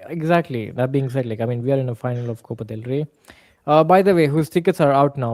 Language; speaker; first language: English; non-native, fluent; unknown